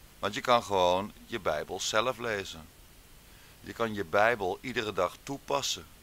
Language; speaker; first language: Dutch; native; Dutch